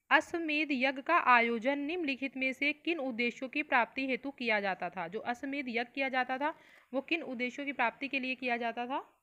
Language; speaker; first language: Hindi; native; Hindi